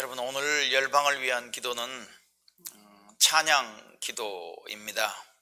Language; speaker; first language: Korean; native; Korean